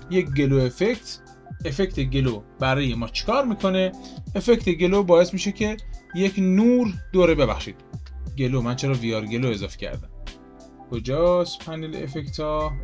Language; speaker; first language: Persian; native; Persian